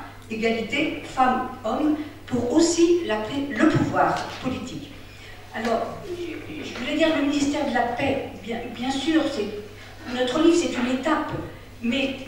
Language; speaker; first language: French; native; French